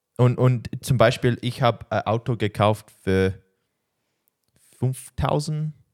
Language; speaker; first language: German; non-native, learner; English